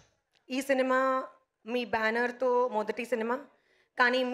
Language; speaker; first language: Telugu; non-native, local second language; Hindi